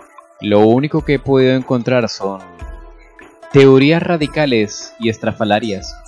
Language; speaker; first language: Spanish; native; Spanish